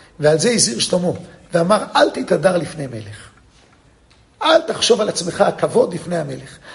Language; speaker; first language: Hebrew; non-native, fluent; English